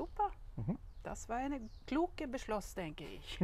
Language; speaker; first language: German; non-native, learner; Swedish